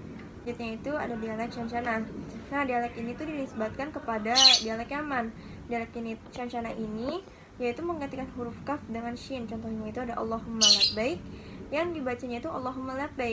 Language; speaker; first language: Indonesian; native; Indonesian